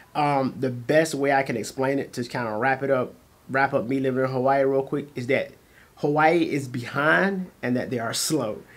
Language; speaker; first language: English; native; English